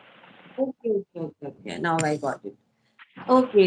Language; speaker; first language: English; non-native, fluent; Hindi